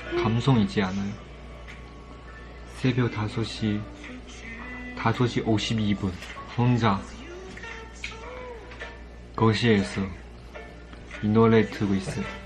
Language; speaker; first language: Korean; non-native, fluent; Chinese